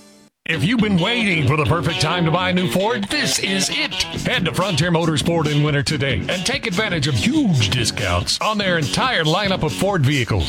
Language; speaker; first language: English; native; English